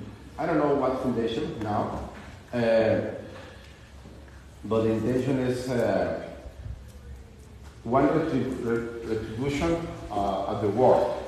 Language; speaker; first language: English; non-native, learner; Spanish